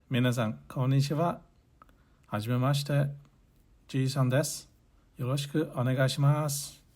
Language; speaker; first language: Japanese; non-native, learner; English